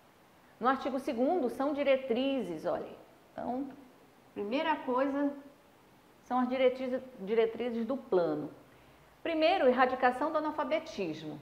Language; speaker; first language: Portuguese; native; Portuguese